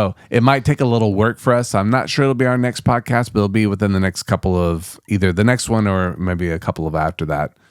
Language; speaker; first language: English; native; English